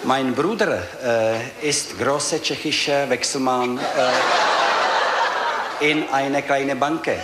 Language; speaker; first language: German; non-native, learner; Czech